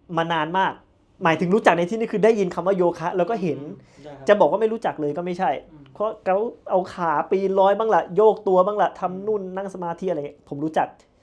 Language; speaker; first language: Thai; native; Thai